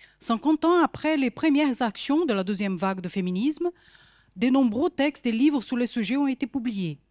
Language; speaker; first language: French; non-native, fluent; Portuguese